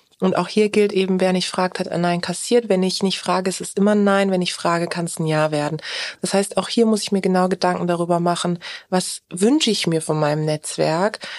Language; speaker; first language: German; early bilingual, other home language; Turkish